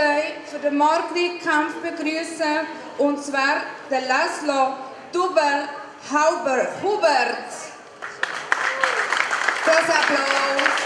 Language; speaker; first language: German; native; German